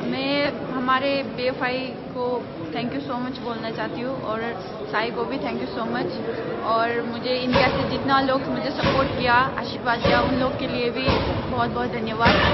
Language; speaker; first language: Hindi; non-native, local second language; Bodo